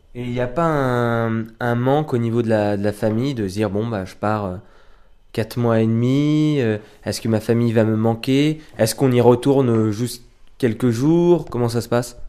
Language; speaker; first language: French; native; French